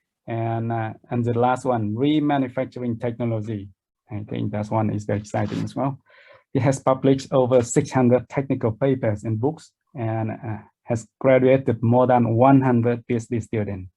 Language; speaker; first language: English; non-native, fluent; Vietnamese